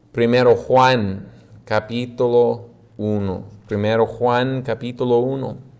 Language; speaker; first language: Spanish; non-native, fluent; English